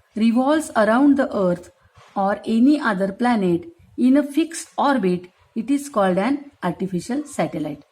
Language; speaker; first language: English; non-native, local second language; Marathi